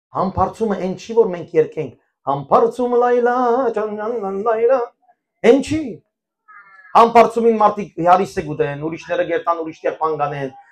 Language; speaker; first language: Armenian; early bilingual, heritage; Armenian